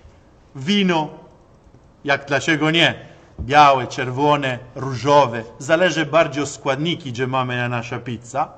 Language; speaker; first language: Polish; non-native, learner; Italian